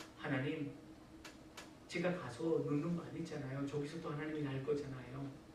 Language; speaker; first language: Korean; non-native, fluent; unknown